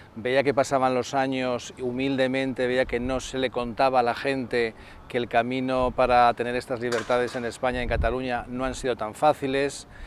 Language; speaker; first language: Spanish; native; Spanish